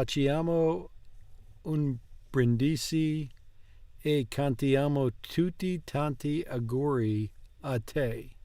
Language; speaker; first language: Italian; non-native, learner; English